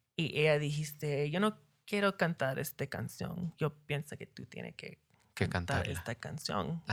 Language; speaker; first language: Spanish; early bilingual, heritage; Spanish